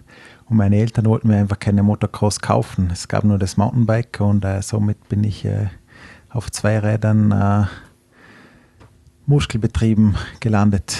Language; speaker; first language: German; native; German